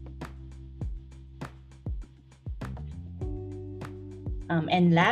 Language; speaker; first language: English; non-native, local second language; Filipino